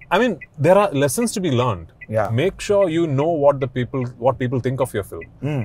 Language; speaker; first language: English; non-native, local second language; Malayalam